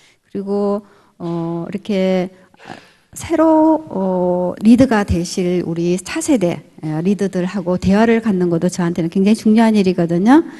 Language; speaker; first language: Korean; native; Korean